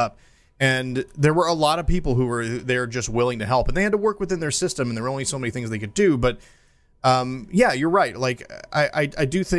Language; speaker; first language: English; native; English